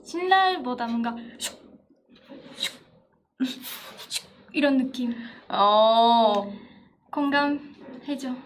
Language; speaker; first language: Korean; non-native, fluent; Japanese